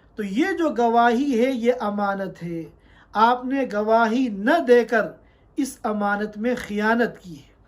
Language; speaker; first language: Urdu; native; Urdu